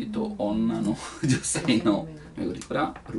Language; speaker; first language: Japanese; non-native, learner; Italian